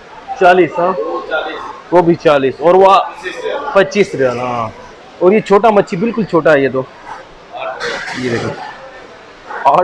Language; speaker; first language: Hindi; native; Hindi